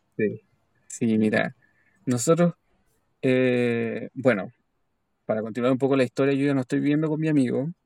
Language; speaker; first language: Spanish; native; Spanish